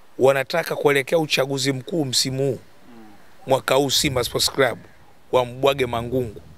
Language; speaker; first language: Swahili; native; Swahili